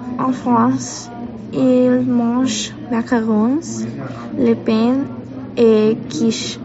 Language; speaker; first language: French; non-native, learner; English